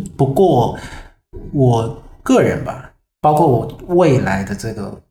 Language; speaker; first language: Chinese; non-native, fluent; Vietnamese